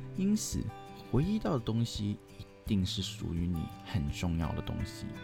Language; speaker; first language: Chinese; non-native, local second language; Cantonese